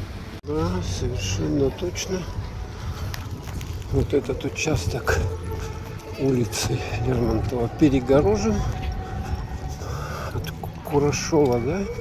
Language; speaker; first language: Russian; native; Russian